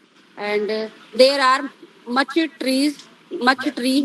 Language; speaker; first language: English; non-native, learner; Hindi